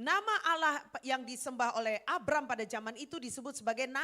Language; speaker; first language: Indonesian; native; Indonesian